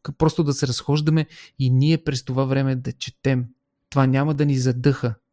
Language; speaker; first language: Bulgarian; native; Bulgarian